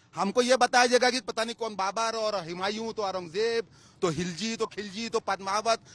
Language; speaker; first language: Hindi; native; Hindi